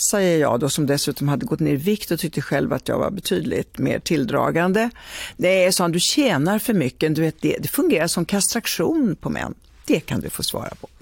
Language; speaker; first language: Swedish; early bilingual, other home language; Italian